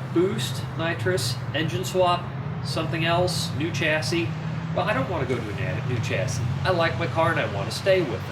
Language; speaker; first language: English; native; English